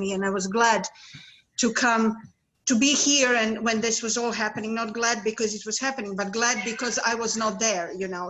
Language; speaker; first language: English; non-native, fluent; Serbian